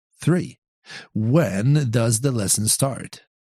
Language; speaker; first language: English; non-native, fluent; Polish